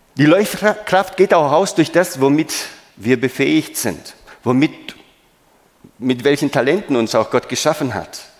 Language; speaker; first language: German; non-native, fluent; Romanian